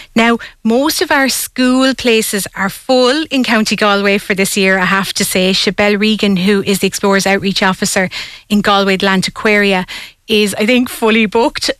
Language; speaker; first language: English; native; English